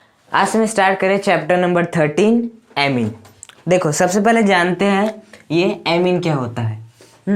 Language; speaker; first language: Hindi; native; Hindi